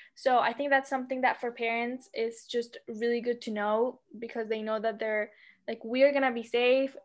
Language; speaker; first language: English; non-native, fluent; Spanish